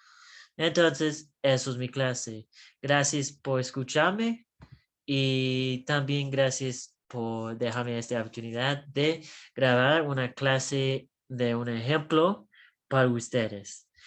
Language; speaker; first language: Spanish; non-native, learner; English